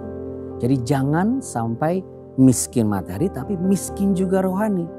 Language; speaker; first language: Indonesian; native; Indonesian